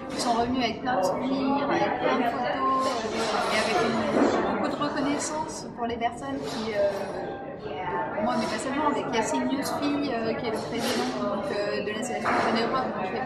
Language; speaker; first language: French; native; French